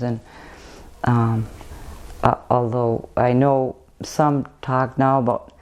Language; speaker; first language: English; native; English